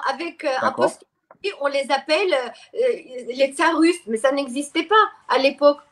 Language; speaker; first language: French; non-native, fluent; Russian